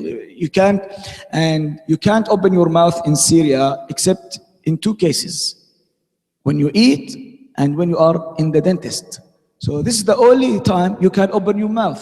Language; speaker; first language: English; non-native, fluent; Arabic